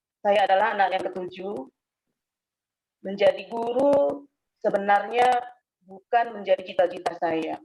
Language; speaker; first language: Indonesian; native; Indonesian